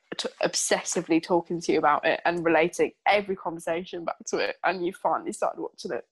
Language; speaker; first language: English; native; English